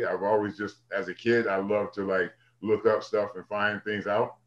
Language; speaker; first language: English; native; English